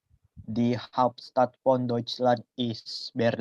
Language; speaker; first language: German; non-native, learner; Indonesian